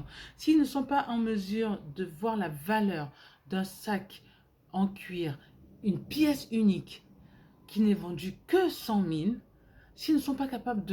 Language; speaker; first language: French; native; French